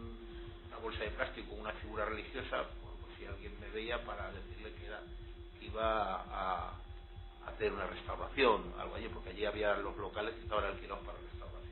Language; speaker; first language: Spanish; native; Spanish